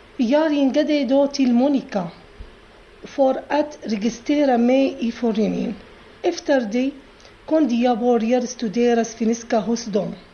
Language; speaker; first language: Swedish; non-native, learner; Arabic